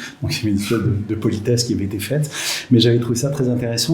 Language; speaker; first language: French; native; French